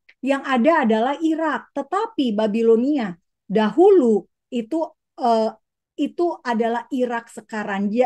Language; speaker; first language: Indonesian; native; Indonesian